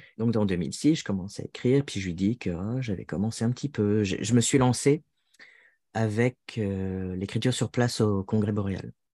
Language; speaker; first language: French; native; French